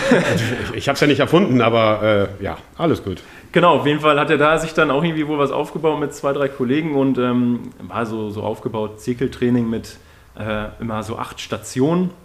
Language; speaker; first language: German; native; German